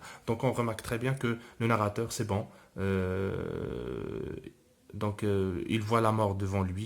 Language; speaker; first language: French; non-native, local second language; Arabic